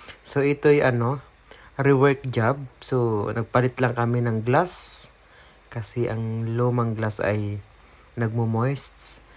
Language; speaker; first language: Filipino; non-native, local second language; Cebuano